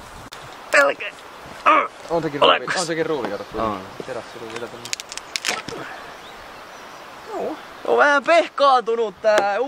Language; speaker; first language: Finnish; native; Finnish